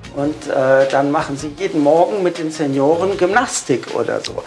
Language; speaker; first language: German; native; German